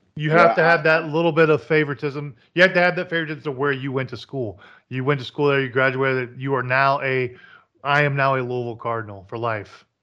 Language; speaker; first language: English; native; English